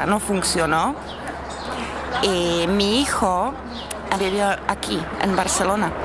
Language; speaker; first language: Spanish; non-native, fluent; Czech